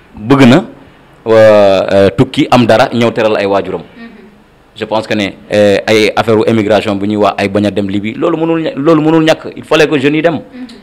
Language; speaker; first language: Wolof; non-native, local second language; Fula